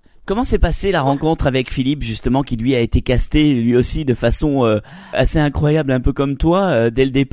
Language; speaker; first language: French; native; French